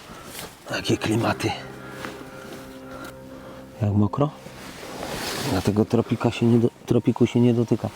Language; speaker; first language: Polish; native; Polish